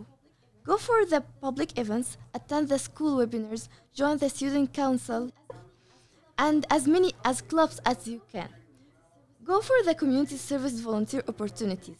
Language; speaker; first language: English; non-native, fluent; Arabic